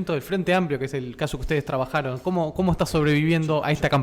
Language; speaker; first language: Spanish; native; Spanish